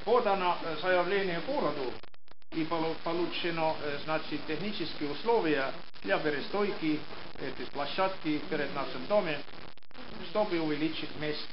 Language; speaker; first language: Russian; non-native, local second language; Estonian